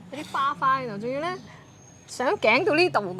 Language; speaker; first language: Cantonese; native; Cantonese